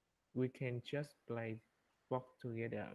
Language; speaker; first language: English; non-native, learner; Vietnamese